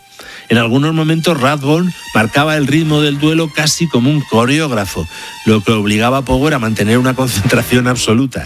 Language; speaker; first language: Spanish; native; Spanish